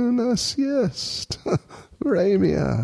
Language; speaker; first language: Russian; non-native, learner; English